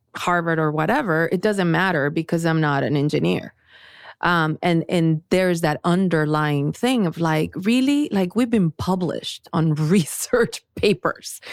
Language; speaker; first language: English; early bilingual, other home language; Spanish